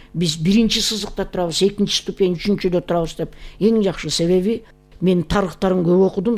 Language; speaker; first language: Kyrgyz; native; Kyrgyz